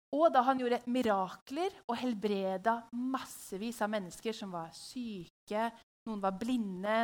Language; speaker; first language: Norwegian; native; Norwegian